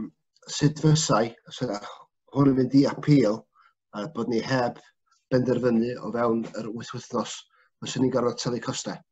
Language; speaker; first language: Welsh; native; Welsh